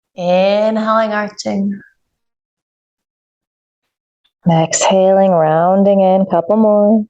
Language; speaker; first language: English; native; English